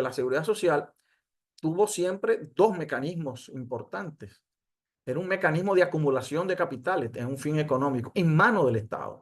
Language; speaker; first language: Spanish; native; Spanish